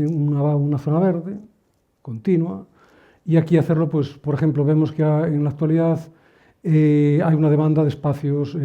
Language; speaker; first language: Spanish; native; Spanish